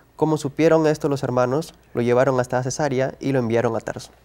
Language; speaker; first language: Spanish; native; Spanish